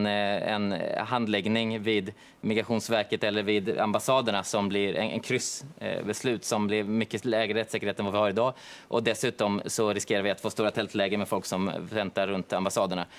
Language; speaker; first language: Swedish; native; Swedish